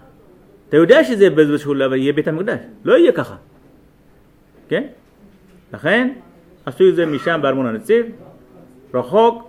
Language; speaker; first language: Hebrew; non-native, fluent; Amharic